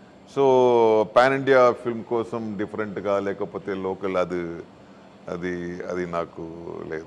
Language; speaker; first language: Telugu; non-native, fluent; Tamil